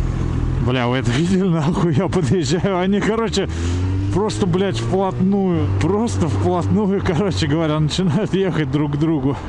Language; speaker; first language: Russian; native; Russian